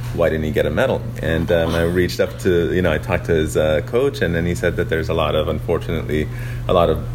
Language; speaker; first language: English; early bilingual, other home language; Urdu